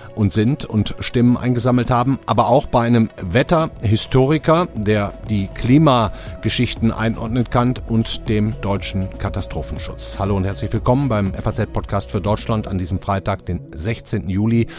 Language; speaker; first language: German; native; German